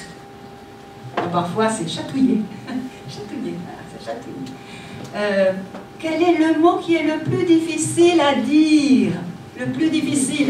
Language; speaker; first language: French; native; French